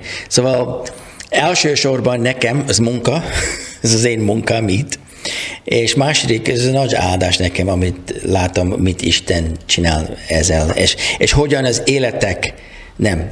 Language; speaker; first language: Hungarian; non-native, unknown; English